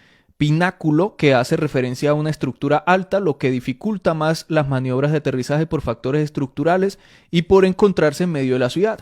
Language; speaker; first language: Spanish; native; Spanish